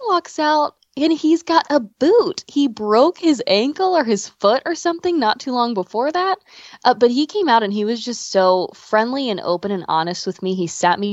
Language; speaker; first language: English; native; English